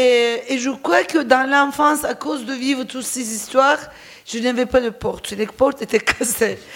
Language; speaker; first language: French; non-native, fluent; Turkish